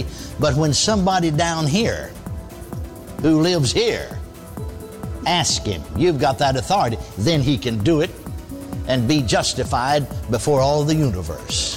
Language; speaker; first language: English; native; English